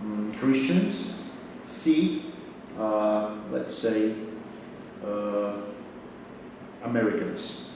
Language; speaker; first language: English; non-native, fluent; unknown